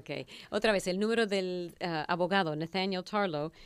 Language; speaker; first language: Spanish; native; Spanish